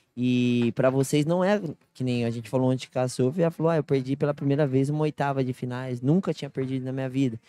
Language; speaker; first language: Portuguese; native; Portuguese